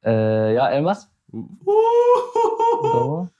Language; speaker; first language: Macedonian; early bilingual, heritage; German